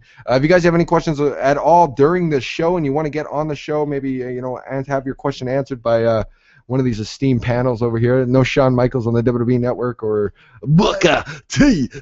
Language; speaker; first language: English; native; English